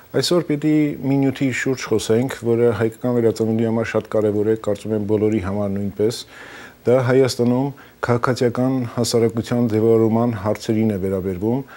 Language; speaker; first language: Armenian; early bilingual, heritage; Armenian